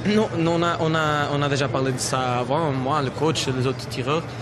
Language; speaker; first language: French; non-native, fluent; Portuguese